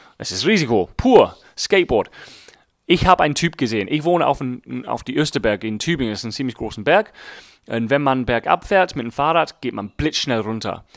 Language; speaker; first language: German; non-native, fluent; English